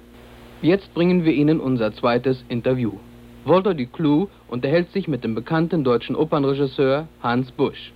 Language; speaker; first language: German; native; German